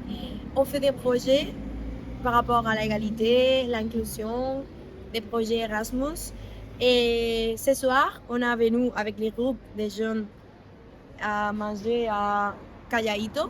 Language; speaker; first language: French; non-native, fluent; Spanish